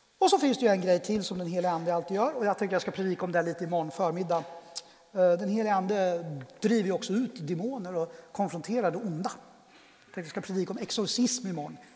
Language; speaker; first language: Swedish; native; Swedish